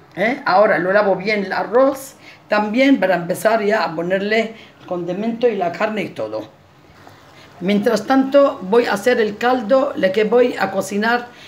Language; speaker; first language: Spanish; non-native, fluent; Arabic